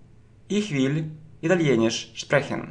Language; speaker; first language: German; non-native, fluent; Russian